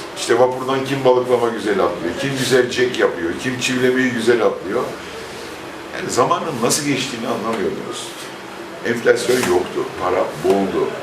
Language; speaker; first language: Turkish; native; Turkish